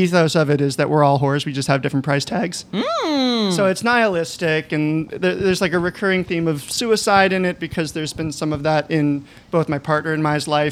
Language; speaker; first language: English; native; English